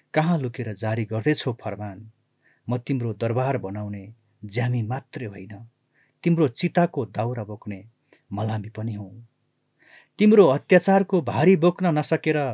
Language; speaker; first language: Nepali; native; Nepali